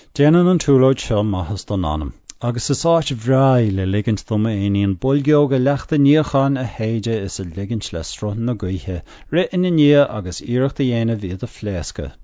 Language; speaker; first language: Irish; non-native, local second language; English